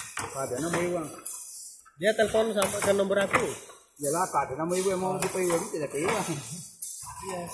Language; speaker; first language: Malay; non-native, local second language; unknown